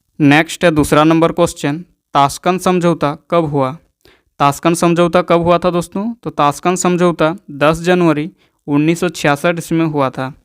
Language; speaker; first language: Hindi; native; Hindi